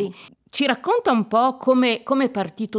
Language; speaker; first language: Italian; native; Italian